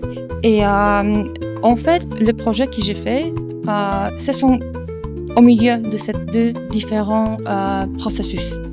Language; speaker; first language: French; non-native, fluent; Polish